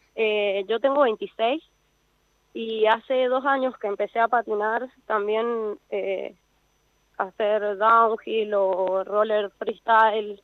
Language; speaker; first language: Spanish; native; Spanish